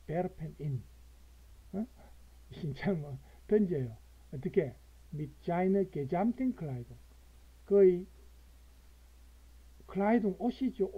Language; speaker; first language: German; non-native, learner; Korean